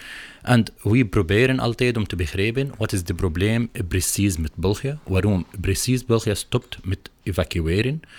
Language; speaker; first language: Dutch; non-native, learner; Arabic